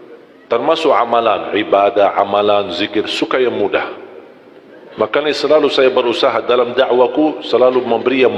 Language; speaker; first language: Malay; non-native, fluent; Arabic